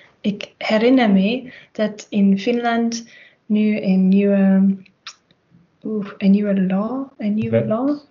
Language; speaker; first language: Dutch; non-native, learner; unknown